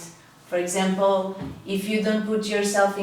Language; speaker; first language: English; non-native, fluent; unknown